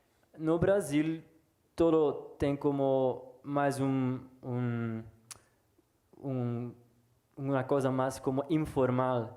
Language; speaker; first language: Portuguese; non-native, fluent; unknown